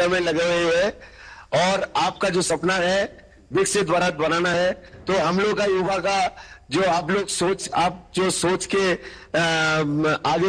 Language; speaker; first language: Hindi; non-native, local second language; Bangla